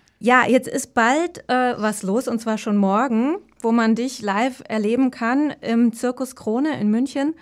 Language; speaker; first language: German; native; German